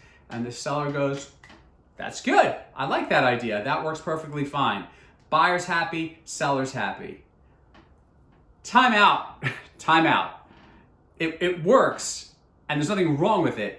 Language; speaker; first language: English; native; English